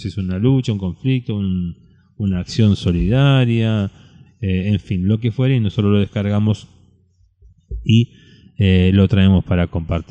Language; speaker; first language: Spanish; native; Spanish